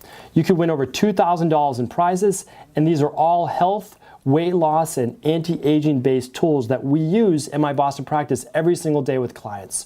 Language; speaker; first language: English; native; English